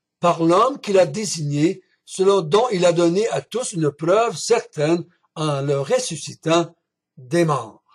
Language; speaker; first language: French; native; French